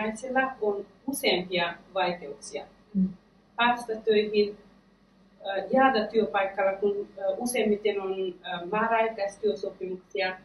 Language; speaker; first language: Finnish; non-native, fluent; Persian